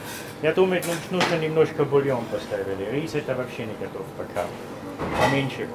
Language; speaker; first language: Russian; non-native, learner; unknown